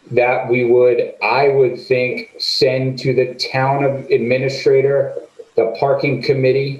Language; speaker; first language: English; native; English